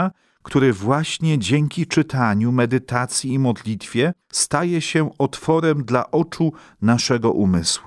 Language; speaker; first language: Polish; native; Polish